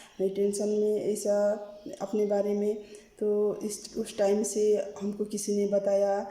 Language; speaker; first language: Hindi; non-native, learner; Nepali